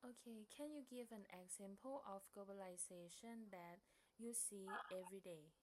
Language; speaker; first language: English; non-native, learner; Thai